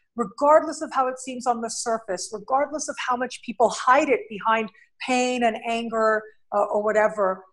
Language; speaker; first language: English; native; English